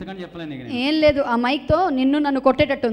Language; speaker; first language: Telugu; native; Telugu